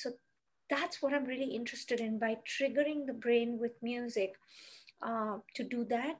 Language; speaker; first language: English; non-native, local second language; Bangla